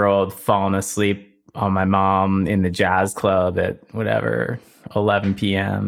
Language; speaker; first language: English; native; English